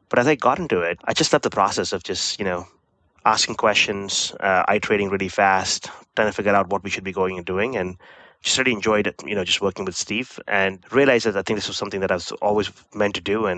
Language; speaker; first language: English; non-native, local second language; Hindi